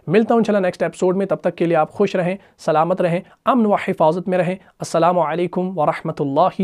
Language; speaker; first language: Urdu; non-native, local second language; Punjabi